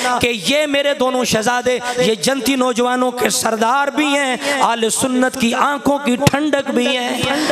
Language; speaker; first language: Urdu; non-native, local second language; Punjabi